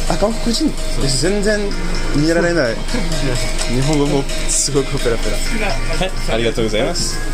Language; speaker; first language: Japanese; non-native, fluent; French